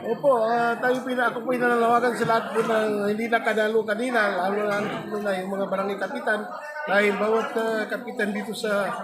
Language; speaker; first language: Filipino; non-native, local second language; Maguindanaon